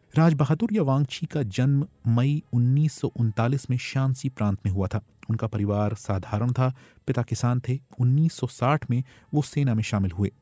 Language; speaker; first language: Hindi; native; Hindi